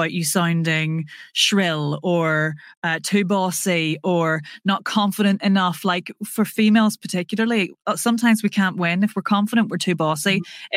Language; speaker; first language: English; native; English